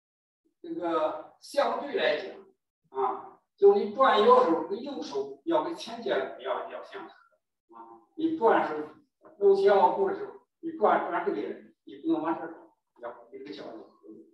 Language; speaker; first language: Chinese; native; Chinese